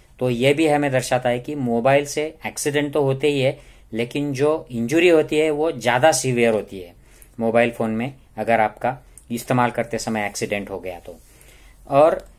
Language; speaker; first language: Hindi; non-native, local second language; Marathi